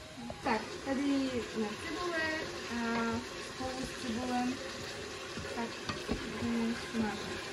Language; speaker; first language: Czech; non-native, learner; Kara-Kalpak